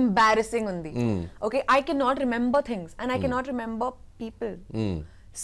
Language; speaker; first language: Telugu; non-native, fluent; Hindi